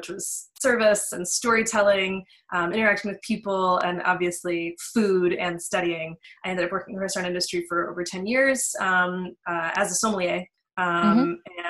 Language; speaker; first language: English; native; English